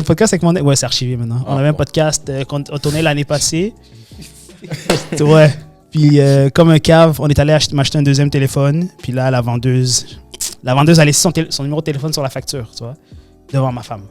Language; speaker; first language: French; native; French